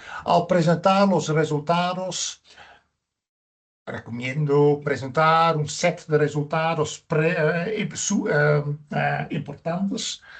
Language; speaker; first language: Spanish; non-native, fluent; Dutch